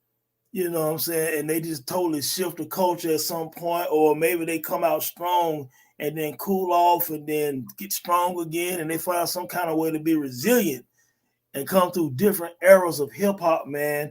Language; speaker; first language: English; native; English